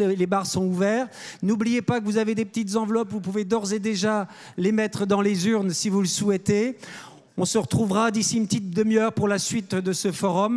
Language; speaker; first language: French; native; French